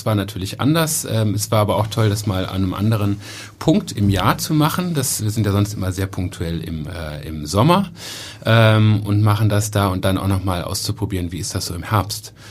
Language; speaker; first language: German; native; German